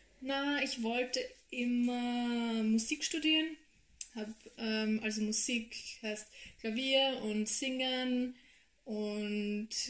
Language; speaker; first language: German; native; German